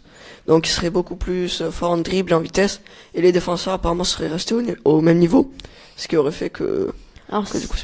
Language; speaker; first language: French; native; French